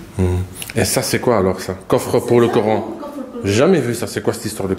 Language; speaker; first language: French; native; French